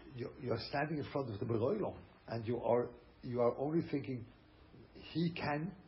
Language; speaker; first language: English; non-native, fluent; German